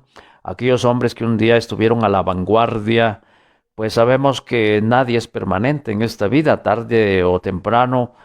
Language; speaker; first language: Spanish; native; Spanish